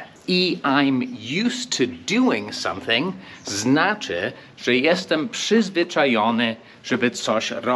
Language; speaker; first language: Polish; non-native, fluent; English